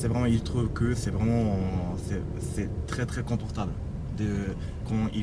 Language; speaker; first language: French; non-native, fluent; Japanese